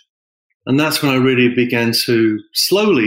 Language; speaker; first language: English; native; English